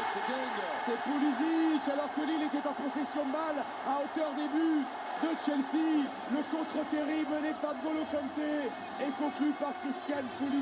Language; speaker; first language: French; native; French